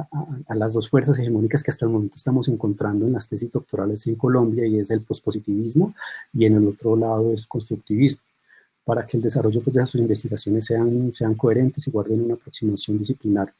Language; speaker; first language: Spanish; native; Spanish